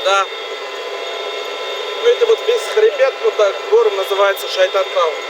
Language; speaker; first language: Russian; native; Russian